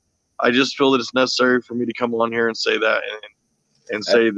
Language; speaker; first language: English; native; English